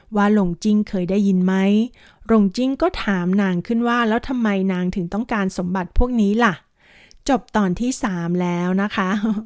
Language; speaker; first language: Thai; native; Thai